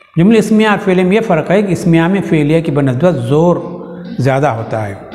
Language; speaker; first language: Urdu; native; Urdu